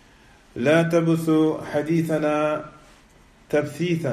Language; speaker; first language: Arabic; non-native, fluent; French